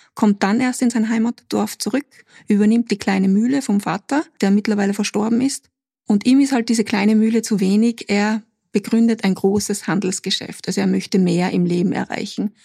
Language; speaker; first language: German; native; German